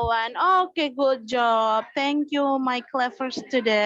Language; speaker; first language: English; non-native, learner; Indonesian